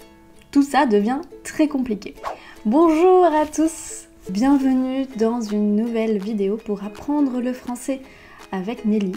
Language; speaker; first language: French; native; French